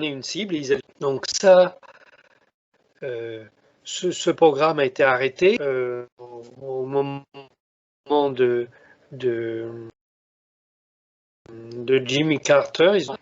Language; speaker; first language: French; native; French